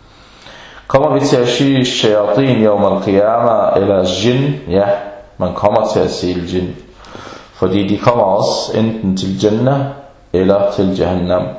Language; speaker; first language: Danish; early bilingual, other home language; Arabic